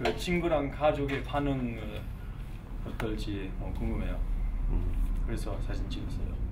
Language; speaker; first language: Korean; non-native, learner; English